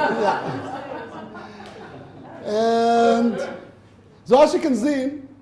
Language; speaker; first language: Dutch; non-native, learner; Hebrew